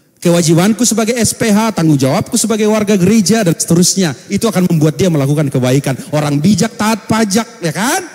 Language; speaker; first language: Indonesian; non-native, local second language; Batak Toba